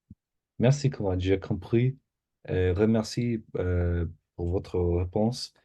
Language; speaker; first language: French; non-native, learner; English